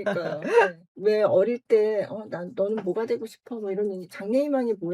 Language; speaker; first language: Korean; native; Korean